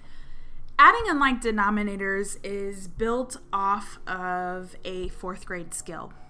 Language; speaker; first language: English; native; English